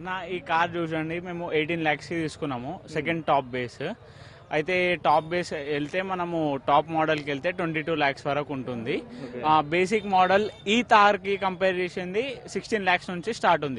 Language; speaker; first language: Telugu; native; Telugu